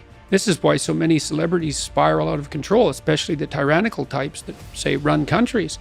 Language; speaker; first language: English; native; English